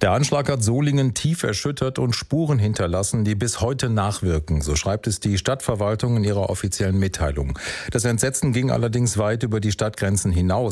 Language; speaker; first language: German; native; German